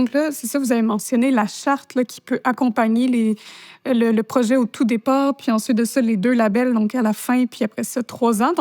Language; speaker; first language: French; native; French